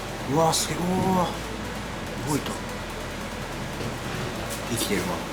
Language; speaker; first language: Japanese; native; Japanese